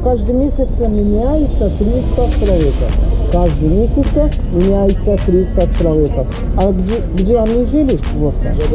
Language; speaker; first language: Russian; non-native, learner; Arabic